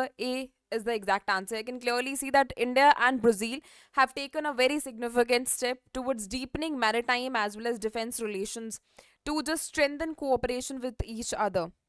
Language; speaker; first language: English; non-native, local second language; Hindi